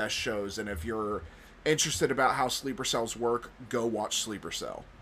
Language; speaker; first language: English; native; English